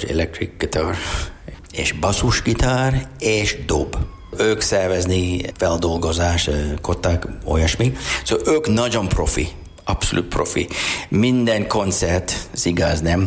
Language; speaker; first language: Hungarian; non-native, learner; English